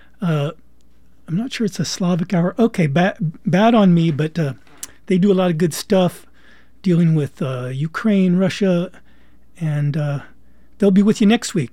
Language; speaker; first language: English; native; English